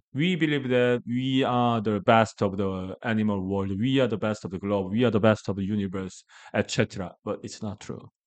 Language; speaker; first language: English; non-native, learner; Korean